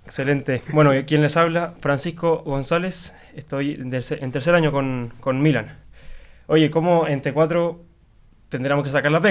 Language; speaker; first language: Spanish; native; Spanish